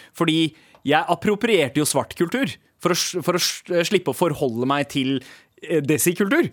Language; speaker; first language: Norwegian; early bilingual, other home language; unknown